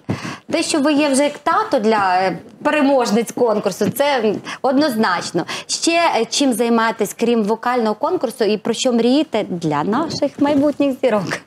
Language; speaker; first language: Ukrainian; native; Ukrainian